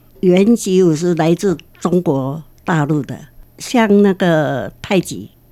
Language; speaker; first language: Chinese; non-native, local second language; Min Nan Chinese